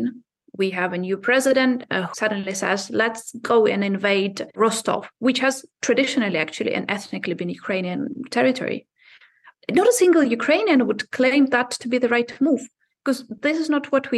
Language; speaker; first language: English; non-native, fluent; Ukrainian